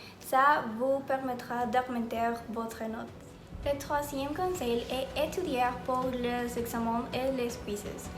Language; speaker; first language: French; non-native, learner; Spanish